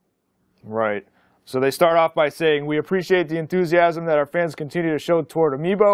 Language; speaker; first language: English; native; English